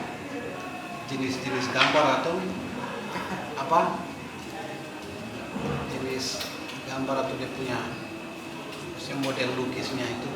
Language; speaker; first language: Indonesian; native; Indonesian